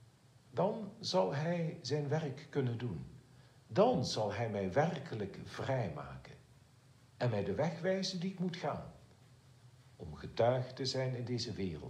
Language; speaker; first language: Dutch; native; Dutch